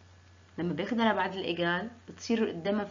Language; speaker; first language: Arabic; native; Arabic